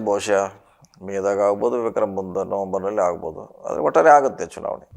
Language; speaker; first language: Kannada; native; Kannada